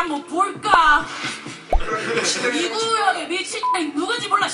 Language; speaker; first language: Korean; native; Korean